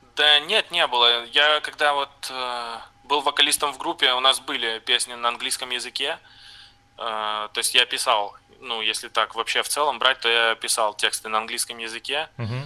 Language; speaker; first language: Russian; native; Russian